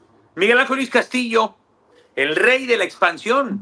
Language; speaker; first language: Spanish; native; Spanish